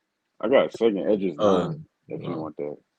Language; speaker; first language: English; native; English